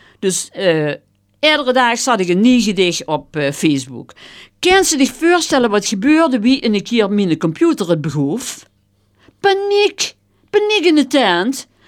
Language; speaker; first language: Dutch; native; Dutch